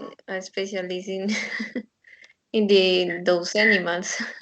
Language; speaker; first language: English; non-native, learner; Spanish